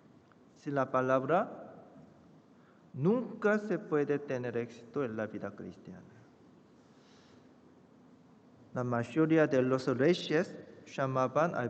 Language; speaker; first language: Spanish; non-native, fluent; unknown